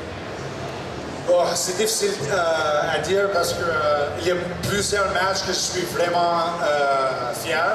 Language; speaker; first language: French; non-native, local second language; English